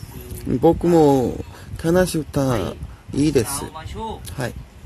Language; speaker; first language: Japanese; non-native, learner; Korean